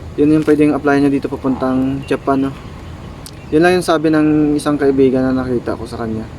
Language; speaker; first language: Filipino; native; Filipino